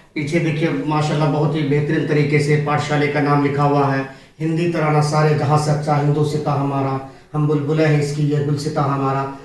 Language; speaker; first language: Urdu; native; Urdu